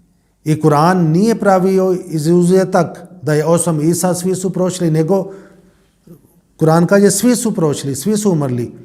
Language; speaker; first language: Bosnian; non-native, learner; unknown